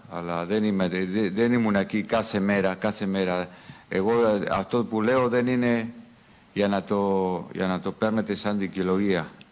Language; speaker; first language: Greek; non-native, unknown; Spanish